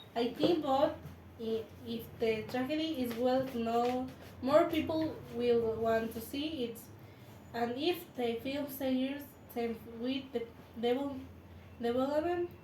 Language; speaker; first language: English; non-native, learner; Spanish